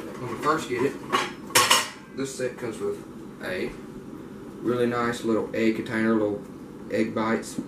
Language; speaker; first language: English; native; English